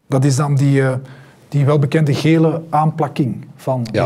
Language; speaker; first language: Dutch; native; Dutch